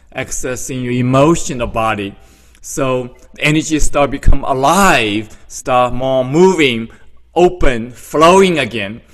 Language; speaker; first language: English; non-native, fluent; Chinese